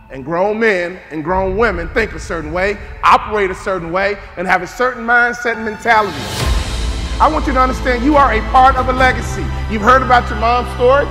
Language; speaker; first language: English; native; English